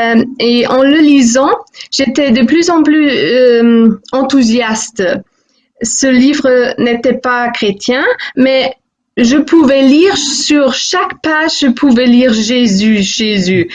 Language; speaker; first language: French; non-native, fluent; German